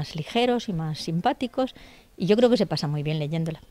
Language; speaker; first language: Spanish; native; Spanish